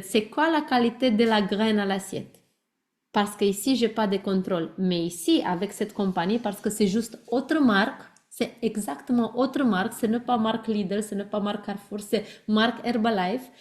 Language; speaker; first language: French; non-native, learner; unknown